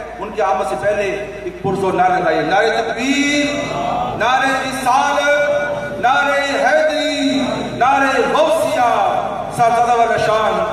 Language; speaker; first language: Urdu; early bilingual, heritage; English